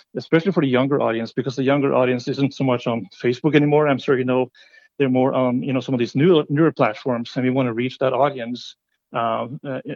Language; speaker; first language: English; non-native, fluent; Norwegian